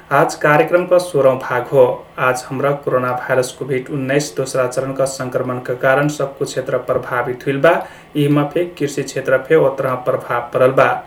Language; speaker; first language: Nepali; native; Nepali